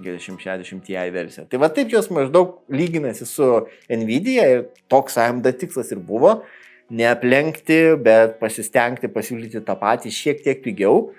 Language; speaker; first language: Lithuanian; native; Lithuanian